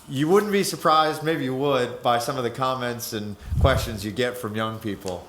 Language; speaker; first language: English; native; English